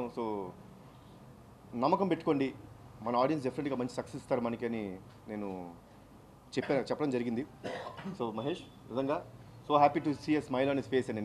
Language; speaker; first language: Telugu; native; Telugu